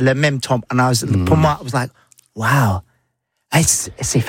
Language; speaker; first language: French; non-native, learner; English